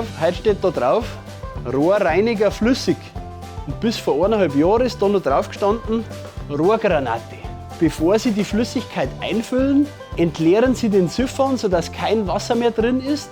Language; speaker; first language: German; native; German